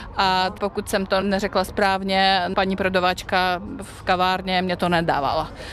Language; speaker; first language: Czech; non-native, fluent; Russian